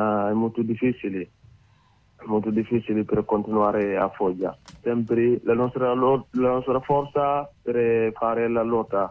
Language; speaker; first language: Italian; non-native, learner; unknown